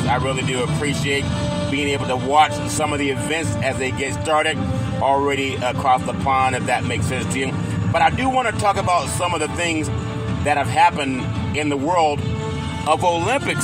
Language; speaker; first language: English; native; English